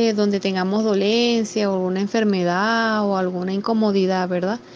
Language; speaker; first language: Spanish; native; Spanish